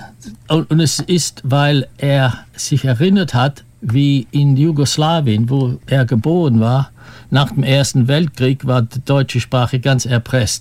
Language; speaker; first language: German; early bilingual, heritage; German